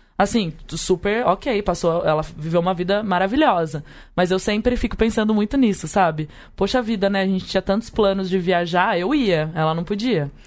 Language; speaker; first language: Portuguese; native; Portuguese